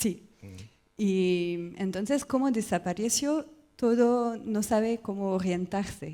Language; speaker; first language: Spanish; non-native, learner; French